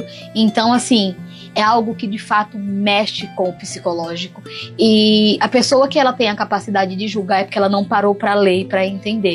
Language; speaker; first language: Portuguese; native; Portuguese